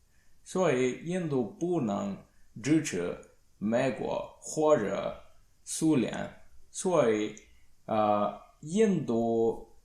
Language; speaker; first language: Chinese; non-native, learner; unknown